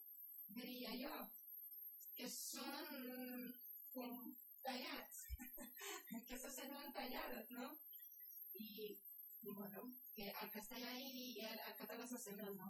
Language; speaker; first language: Catalan; non-native, learner; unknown